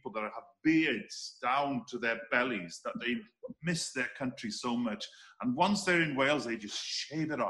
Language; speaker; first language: English; native; English